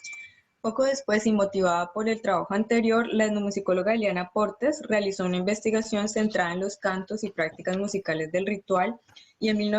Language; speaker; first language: Spanish; native; Spanish